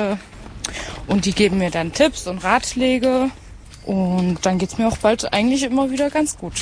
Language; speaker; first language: German; native; German